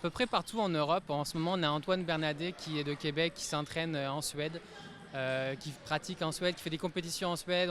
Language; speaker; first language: French; native; French